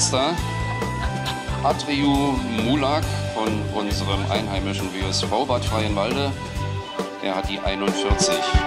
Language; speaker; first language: German; native; German